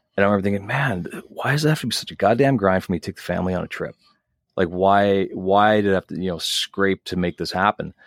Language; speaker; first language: English; native; English